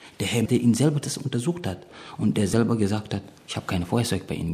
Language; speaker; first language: German; non-native, fluent; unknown